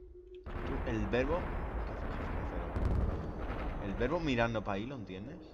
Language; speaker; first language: Spanish; native; Spanish